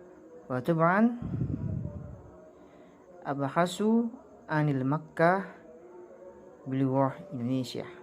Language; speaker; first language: Arabic; non-native, learner; Indonesian